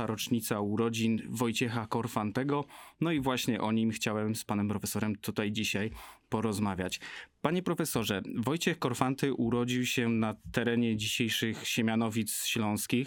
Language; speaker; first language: Polish; native; Polish